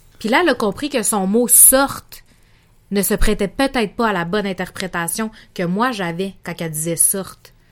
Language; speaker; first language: French; native; French